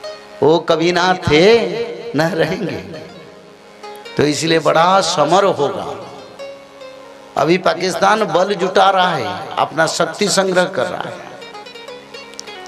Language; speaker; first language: Hindi; non-native, local second language; Odia